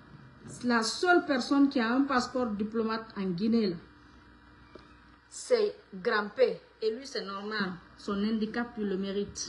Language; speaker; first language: French; non-native, local second language; Fula